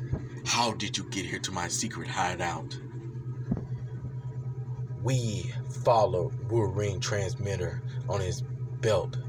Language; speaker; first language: English; native; English